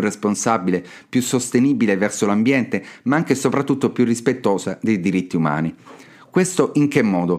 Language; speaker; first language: Italian; native; Italian